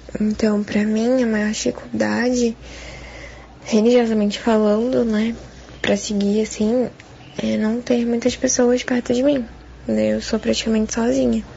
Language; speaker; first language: Portuguese; native; Portuguese